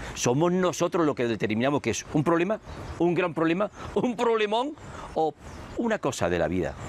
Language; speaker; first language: Spanish; native; Spanish